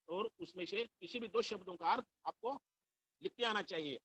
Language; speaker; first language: Hindi; non-native, local second language; Marathi